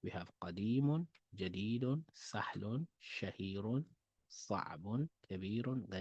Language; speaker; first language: Arabic; non-native, fluent; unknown